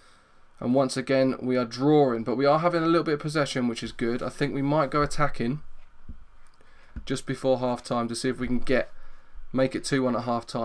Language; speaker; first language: English; native; English